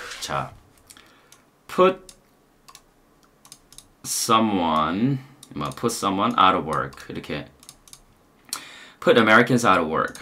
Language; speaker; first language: English; non-native, fluent; Korean